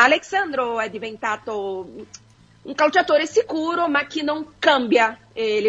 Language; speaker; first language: Italian; non-native, fluent; Portuguese